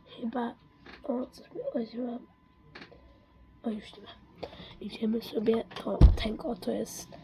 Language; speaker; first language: Polish; early bilingual, heritage; Dutch